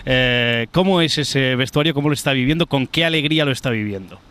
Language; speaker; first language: Spanish; native; Spanish